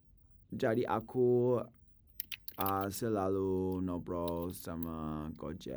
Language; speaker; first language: Indonesian; non-native, learner; English